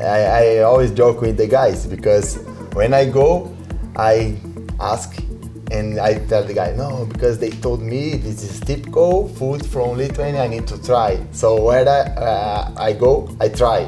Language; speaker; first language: English; non-native, learner; Portuguese